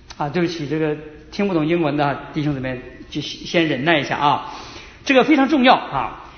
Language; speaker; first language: Chinese; native; Chinese